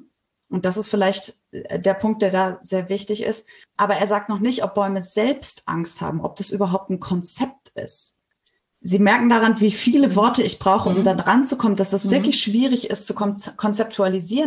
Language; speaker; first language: German; native; German